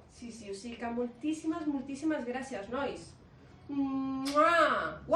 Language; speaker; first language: Catalan; native; Catalan